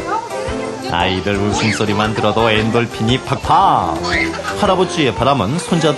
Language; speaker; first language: Korean; native; Korean